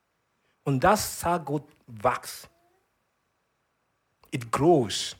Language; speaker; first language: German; non-native, learner; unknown